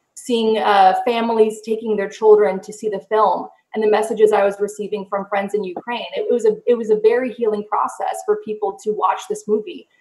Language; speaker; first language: English; native; English